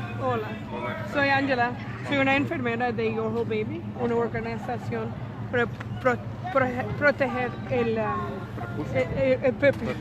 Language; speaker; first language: Spanish; non-native, learner; English